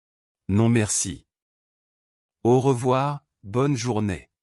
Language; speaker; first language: French; non-native, local second language; Arabic